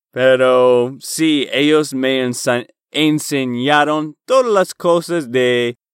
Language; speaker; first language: Spanish; non-native, learner; English